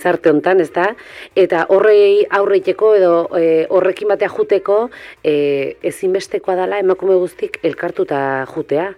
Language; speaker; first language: Basque; native; Basque